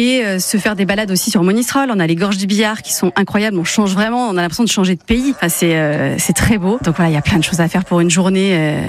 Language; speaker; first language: French; native; French